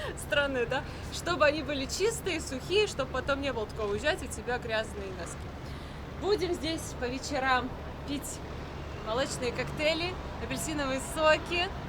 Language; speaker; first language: Russian; native; Russian